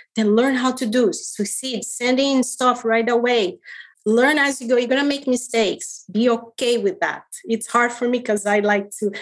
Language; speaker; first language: English; non-native, fluent; Portuguese